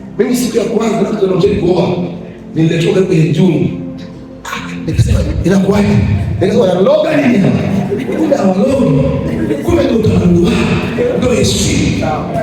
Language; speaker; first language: Swahili; non-native, local second language; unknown